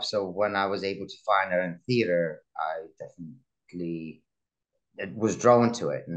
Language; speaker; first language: English; early bilingual, other home language; Russian